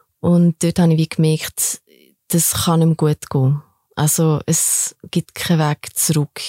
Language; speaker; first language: German; early bilingual, other home language; Albanian